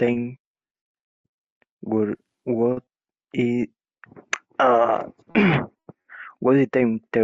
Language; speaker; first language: English; non-native, learner; Spanish